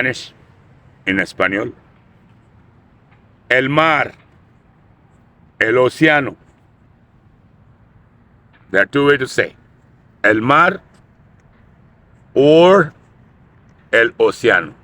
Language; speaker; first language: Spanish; non-native, fluent; Urdu